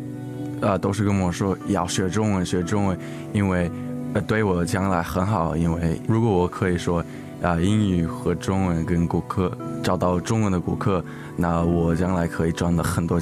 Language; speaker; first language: Chinese; early bilingual, heritage; English